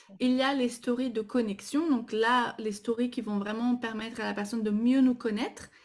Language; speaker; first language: French; non-native, fluent; Portuguese